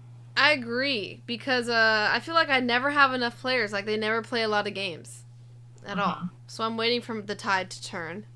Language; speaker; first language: English; native; English